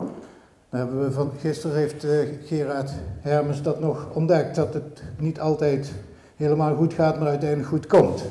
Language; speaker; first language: Dutch; native; Dutch